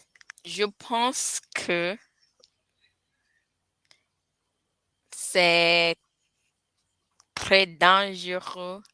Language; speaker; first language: French; non-native, learner; English